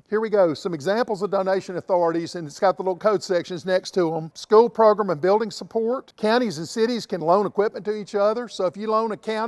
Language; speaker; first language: English; native; English